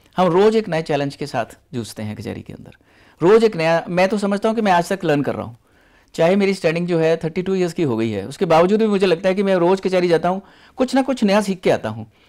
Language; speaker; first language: Hindi; non-native, local second language; Punjabi